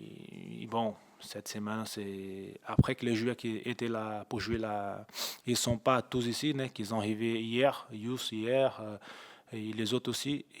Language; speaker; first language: French; non-native, fluent; Portuguese